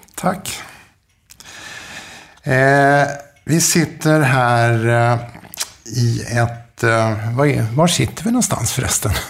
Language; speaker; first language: Swedish; native; Swedish